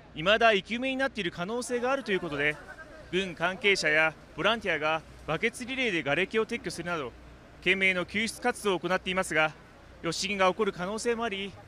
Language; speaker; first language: Japanese; native; Japanese